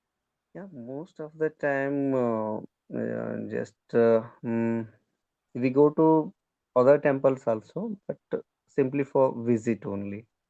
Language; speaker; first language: English; non-native, learner; Kannada